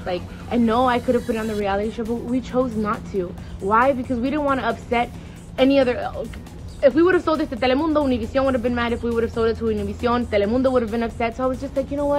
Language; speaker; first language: English; early bilingual, other home language; Spanish